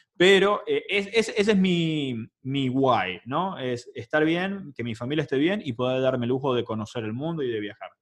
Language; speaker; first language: Spanish; native; Spanish